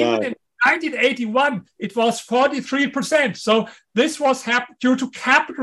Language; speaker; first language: English; non-native, fluent; German